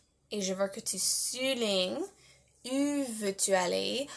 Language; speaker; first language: French; non-native, learner; English